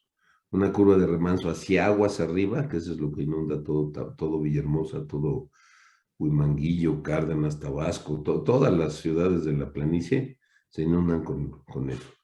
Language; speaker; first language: Spanish; native; Spanish